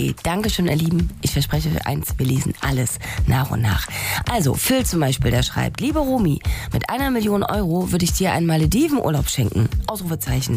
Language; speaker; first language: German; native; German